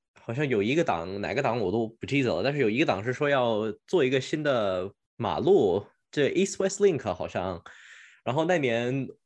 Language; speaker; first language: Chinese; early bilingual, heritage; Chinese